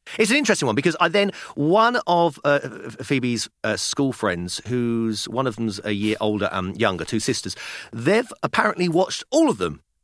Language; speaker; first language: English; native; English